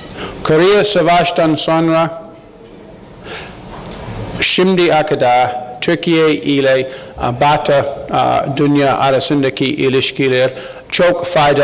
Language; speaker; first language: Turkish; non-native, learner; English